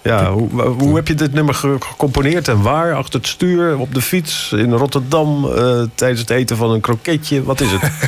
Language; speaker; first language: Dutch; native; Dutch